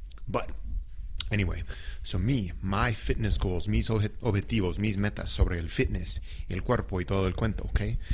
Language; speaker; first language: Spanish; non-native, fluent; English